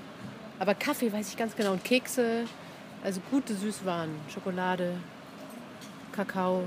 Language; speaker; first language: German; native; German